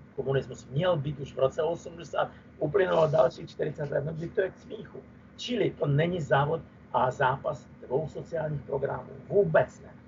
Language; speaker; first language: Czech; non-native, fluent; Russian